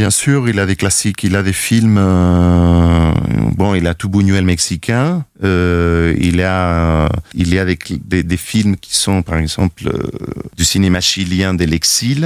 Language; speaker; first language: French; non-native, fluent; Spanish